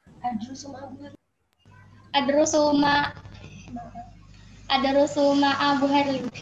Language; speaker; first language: Arabic; non-native, learner; Indonesian